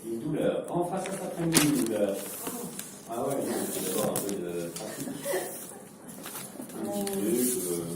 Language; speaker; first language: French; native; French